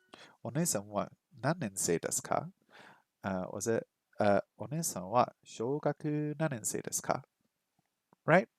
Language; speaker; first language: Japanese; non-native, learner; English